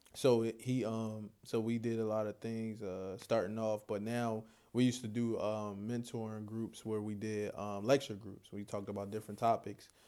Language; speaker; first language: English; native; English